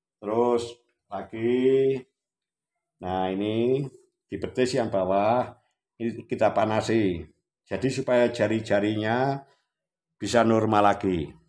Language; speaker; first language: Indonesian; non-native, local second language; Javanese